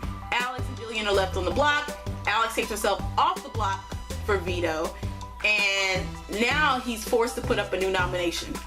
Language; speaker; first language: English; native; English